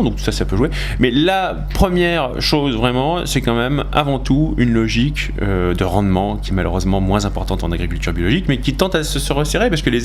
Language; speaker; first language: French; native; French